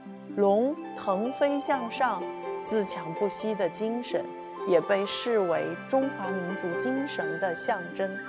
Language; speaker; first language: Chinese; native; Chinese